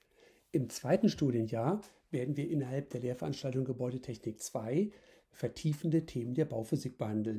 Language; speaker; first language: German; native; German